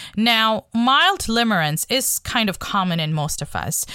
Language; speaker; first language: English; non-native, local second language; Bangla